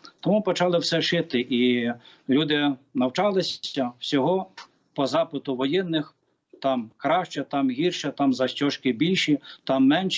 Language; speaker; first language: Ukrainian; native; Ukrainian